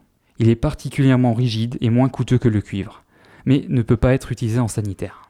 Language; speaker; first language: French; native; French